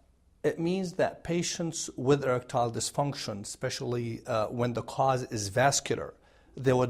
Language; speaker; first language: English; non-native, fluent; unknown